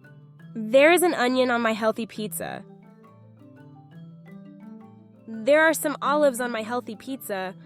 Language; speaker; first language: English; non-native, fluent; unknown